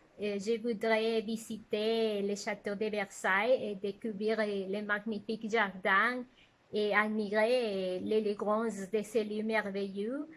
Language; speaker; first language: French; non-native, fluent; Spanish